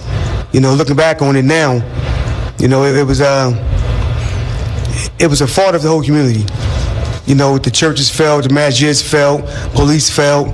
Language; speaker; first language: English; native; English